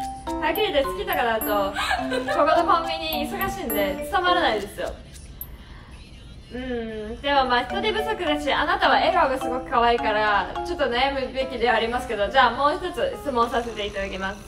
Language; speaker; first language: Japanese; native; Japanese